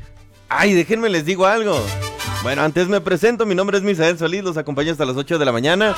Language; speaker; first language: Spanish; native; Spanish